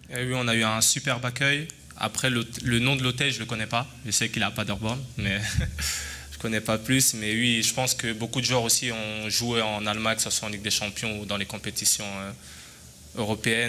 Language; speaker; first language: French; native; French